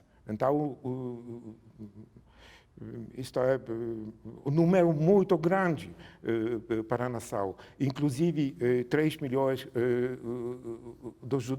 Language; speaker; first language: Portuguese; non-native, learner; Polish